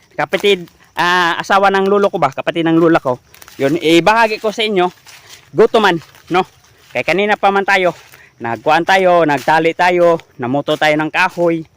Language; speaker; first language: Filipino; non-native, local second language; Cebuano